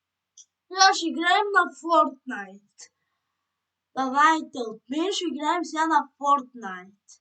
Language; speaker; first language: Bulgarian; native; Bulgarian